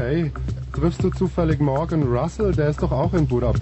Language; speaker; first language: German; native; German